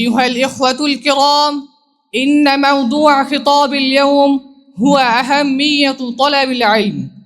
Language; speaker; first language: Arabic; non-native, learner; Bangla